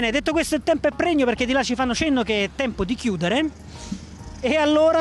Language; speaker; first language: Italian; native; Italian